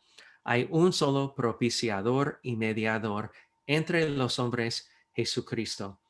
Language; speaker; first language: Spanish; non-native, fluent; English